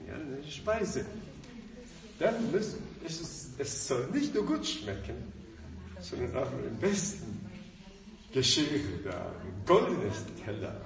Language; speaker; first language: German; non-native, fluent; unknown